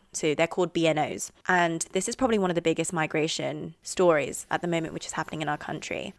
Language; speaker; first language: English; native; English